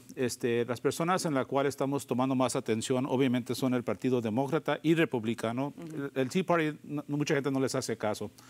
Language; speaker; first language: Spanish; early bilingual, heritage; Spanish